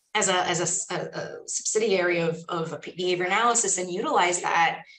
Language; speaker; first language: English; native; English